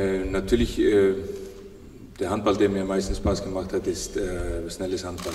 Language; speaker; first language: German; non-native, fluent; Icelandic